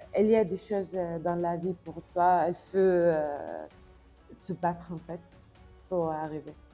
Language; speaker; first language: French; non-native, learner; Arabic